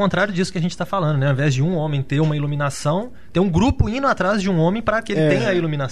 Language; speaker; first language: Portuguese; native; Portuguese